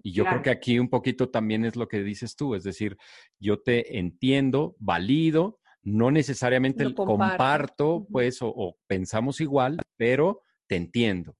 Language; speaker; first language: Spanish; native; Spanish